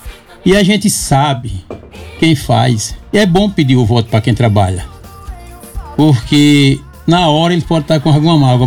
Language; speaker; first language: Portuguese; native; Portuguese